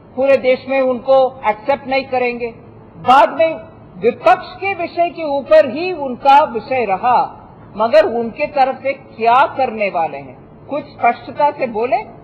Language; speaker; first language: Hindi; non-native, local second language; Tamil